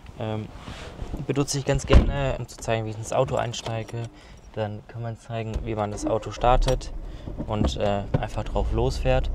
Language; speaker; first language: German; native; German